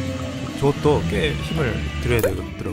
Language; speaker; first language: Korean; native; Korean